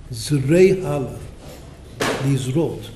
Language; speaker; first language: Hebrew; non-native, fluent; English